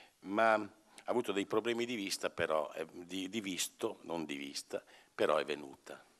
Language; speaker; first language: Italian; native; Italian